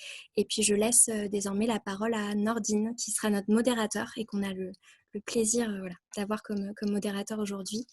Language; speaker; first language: French; native; French